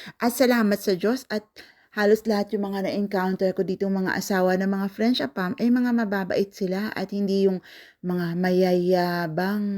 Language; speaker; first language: Filipino; non-native, local second language; Cebuano